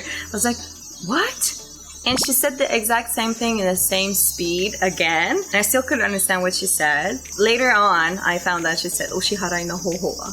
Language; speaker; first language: English; non-native, fluent; Persian